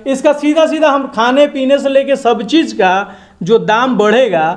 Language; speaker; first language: Hindi; native; Hindi